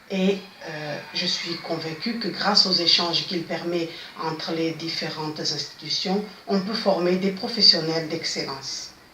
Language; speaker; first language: French; non-native, fluent; Portuguese